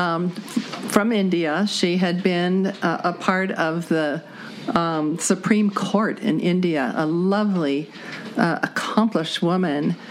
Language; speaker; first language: English; native; English